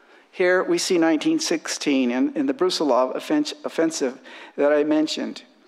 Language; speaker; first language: English; native; English